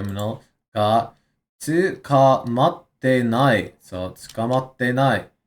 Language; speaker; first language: Japanese; non-native, learner; English